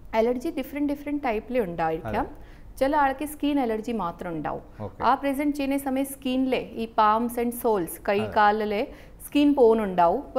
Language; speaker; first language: Malayalam; non-native, fluent; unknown